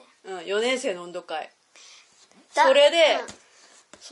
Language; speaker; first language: Japanese; early bilingual, other home language; Korean